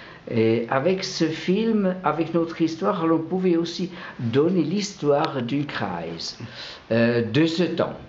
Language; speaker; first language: French; non-native, local second language; German